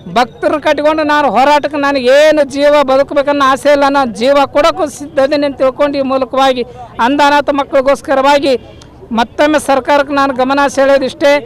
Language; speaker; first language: Kannada; native; Kannada